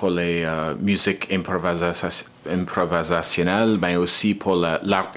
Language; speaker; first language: French; non-native, learner; English